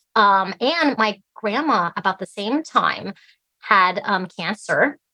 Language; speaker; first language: English; early bilingual, other home language; Cantonese